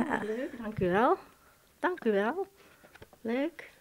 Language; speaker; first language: Dutch; non-native, learner; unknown